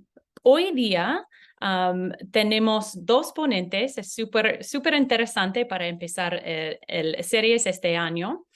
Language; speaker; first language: Spanish; non-native, learner; English